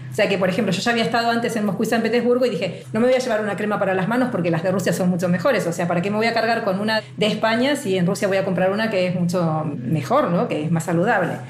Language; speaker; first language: Spanish; native; Spanish